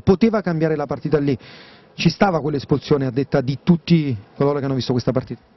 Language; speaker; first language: Italian; native; Italian